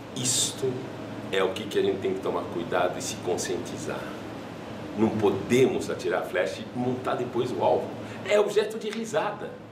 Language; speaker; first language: Portuguese; non-native, fluent; French